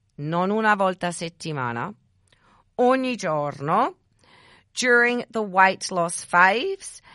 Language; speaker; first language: English; early bilingual, other home language; Italian